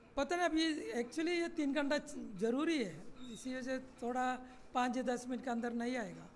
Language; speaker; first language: Hindi; non-native, learner; Malayalam